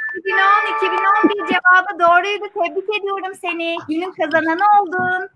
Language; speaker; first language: Turkish; native; Turkish